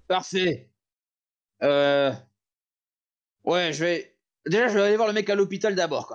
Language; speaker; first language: French; native; French